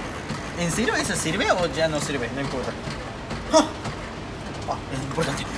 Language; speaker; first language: Spanish; non-native, learner; Japanese